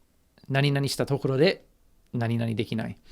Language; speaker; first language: Japanese; non-native, fluent; English